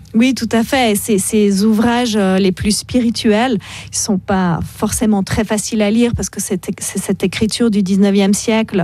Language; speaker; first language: French; native; French